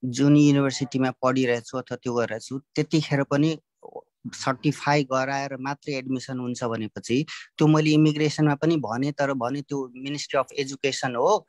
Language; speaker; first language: Nepali; native; Nepali